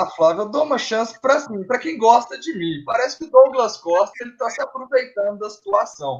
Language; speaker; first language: Portuguese; native; Portuguese